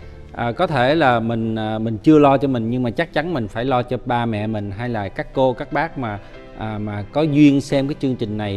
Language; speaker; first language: Vietnamese; early bilingual, heritage; Vietnamese